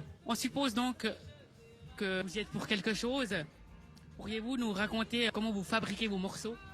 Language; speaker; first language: French; native; French